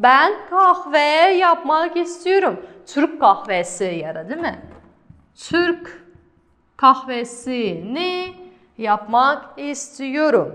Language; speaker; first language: Turkish; non-native, fluent; Kazakh